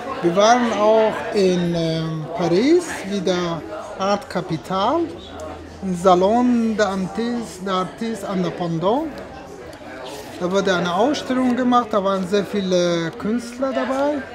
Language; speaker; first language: German; non-native, fluent; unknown